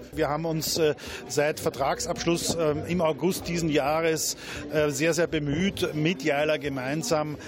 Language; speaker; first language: German; native; German